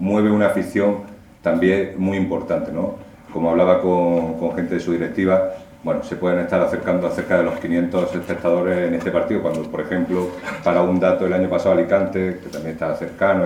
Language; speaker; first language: Spanish; native; Spanish